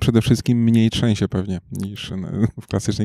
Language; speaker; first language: Polish; native; Polish